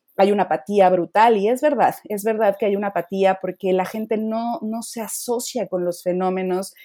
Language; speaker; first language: Spanish; native; Spanish